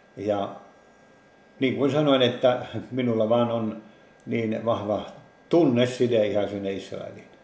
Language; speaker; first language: Finnish; native; Finnish